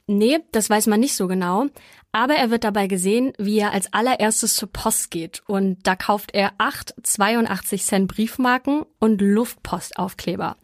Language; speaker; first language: German; native; German